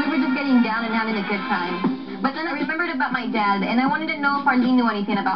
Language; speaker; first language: English; early bilingual, other home language; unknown